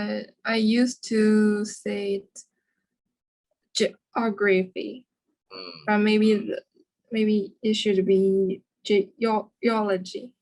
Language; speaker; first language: English; non-native, learner; Chinese